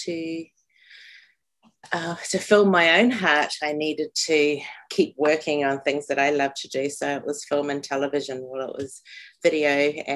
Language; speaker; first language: English; native; English